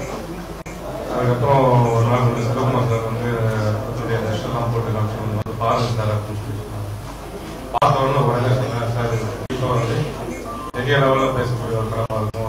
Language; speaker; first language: Tamil; native; Tamil